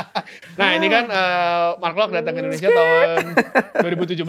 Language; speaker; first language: Indonesian; native; Indonesian